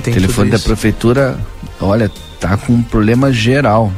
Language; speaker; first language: Portuguese; native; Portuguese